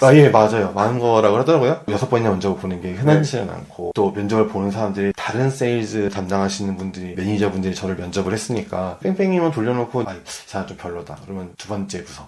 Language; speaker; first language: Korean; native; Korean